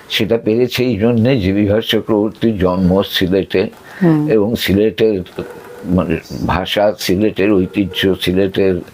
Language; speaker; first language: Bangla; early bilingual, other home language; Sylheti